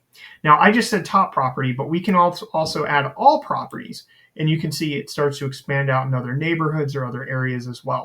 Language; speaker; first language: English; native; English